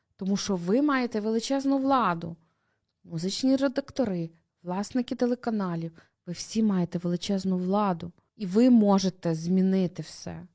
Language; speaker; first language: Ukrainian; native; Ukrainian